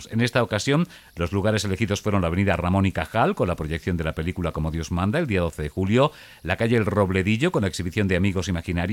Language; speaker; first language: Spanish; native; Spanish